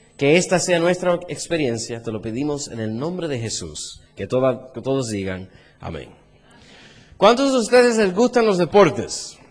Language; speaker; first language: Spanish; early bilingual, heritage; Spanish